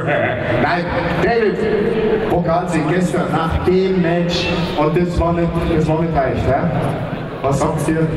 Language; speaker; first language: German; native; German